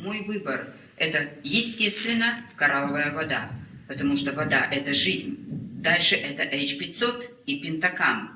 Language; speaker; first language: Russian; native; Russian